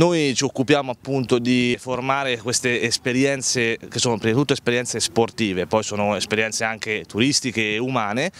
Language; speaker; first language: Italian; native; Italian